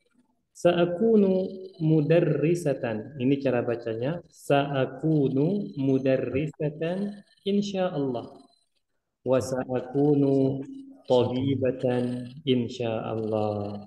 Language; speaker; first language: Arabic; non-native, fluent; Indonesian